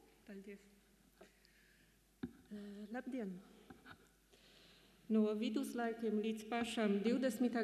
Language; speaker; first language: Latvian; non-native, fluent; Polish